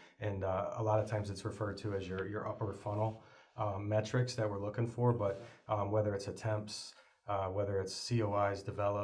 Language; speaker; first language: English; native; English